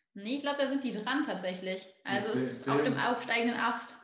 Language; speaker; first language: German; native; German